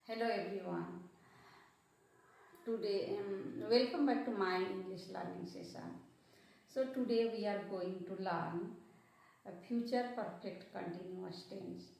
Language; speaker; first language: English; non-native, local second language; Hindi